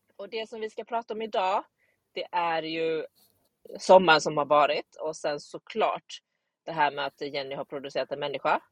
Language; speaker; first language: Swedish; native; Swedish